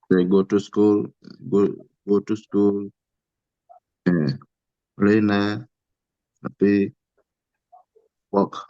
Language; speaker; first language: English; non-native, learner; Haitian Creole